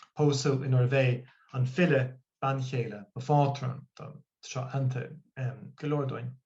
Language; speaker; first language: Irish; non-native, local second language; English